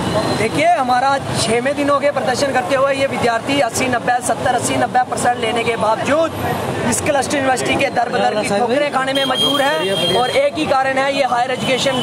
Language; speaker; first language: Hindi; non-native, local second language; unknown